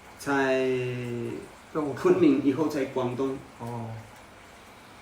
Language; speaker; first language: Chinese; non-native, learner; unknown